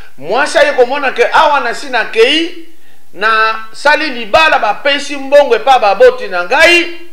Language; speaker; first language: Lingala; native; Lingala